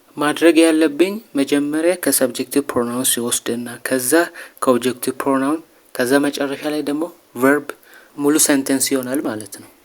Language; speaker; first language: Amharic; non-native, local second language; Sidamo